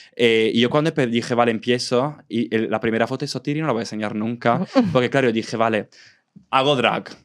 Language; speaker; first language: Spanish; non-native, fluent; Italian